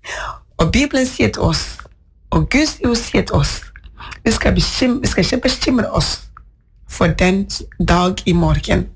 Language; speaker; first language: Norwegian; non-native, fluent; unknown